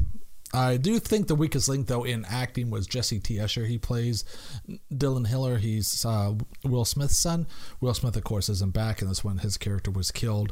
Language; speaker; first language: English; native; English